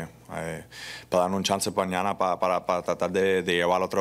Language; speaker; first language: Spanish; early bilingual, heritage; Spanish